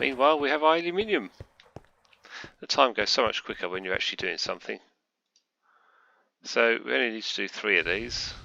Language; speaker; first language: English; native; English